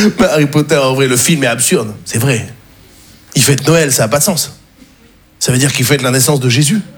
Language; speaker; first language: French; native; French